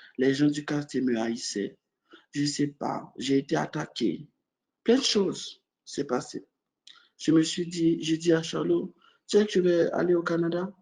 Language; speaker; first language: French; non-native, local second language; Haitian Creole